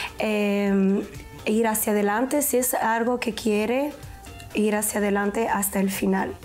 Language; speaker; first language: Spanish; native; Spanish